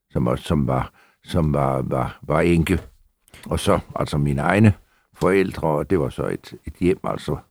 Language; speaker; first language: Danish; native; Danish